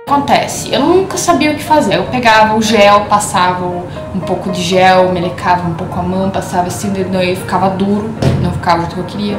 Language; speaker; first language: Portuguese; native; Portuguese